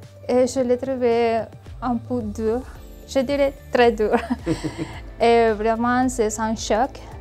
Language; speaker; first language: French; non-native, learner; Spanish